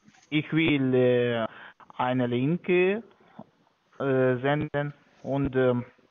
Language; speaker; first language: German; non-native, learner; Latvian